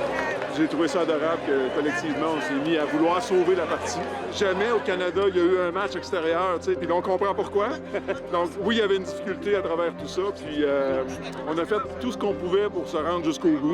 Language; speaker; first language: French; native; French